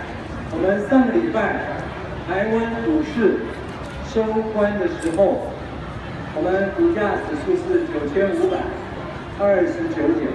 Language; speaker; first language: Chinese; non-native, local second language; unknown